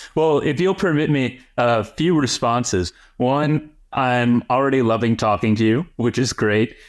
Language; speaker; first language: English; native; English